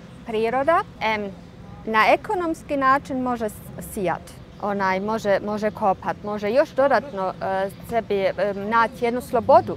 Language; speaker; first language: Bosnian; early bilingual, heritage; Bosnian